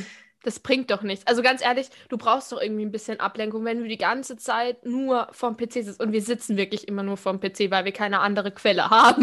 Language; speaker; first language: German; native; German